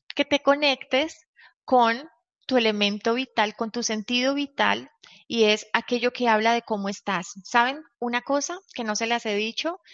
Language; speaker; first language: Spanish; native; Spanish